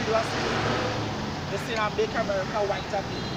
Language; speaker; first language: English; native; English